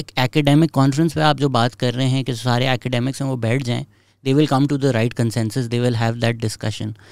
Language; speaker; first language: Urdu; native; Urdu